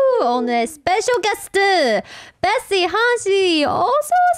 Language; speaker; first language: Korean; non-native, fluent; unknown